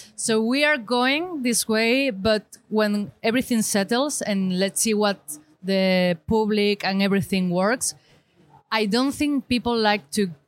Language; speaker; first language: English; non-native, learner; Spanish